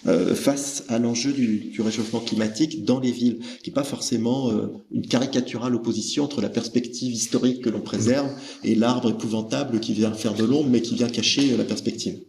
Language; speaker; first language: French; native; French